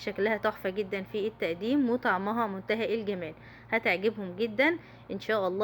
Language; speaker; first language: Arabic; native; Arabic